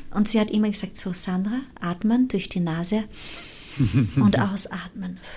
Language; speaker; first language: German; non-native, fluent; Portuguese